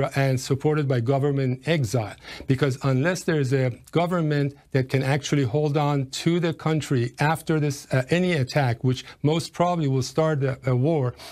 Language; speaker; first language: English; non-native, fluent; Persian